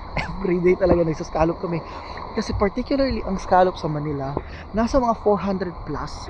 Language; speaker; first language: Filipino; non-native, local second language; Cebuano